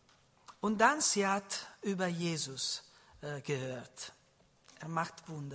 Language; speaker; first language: German; non-native, learner; Italian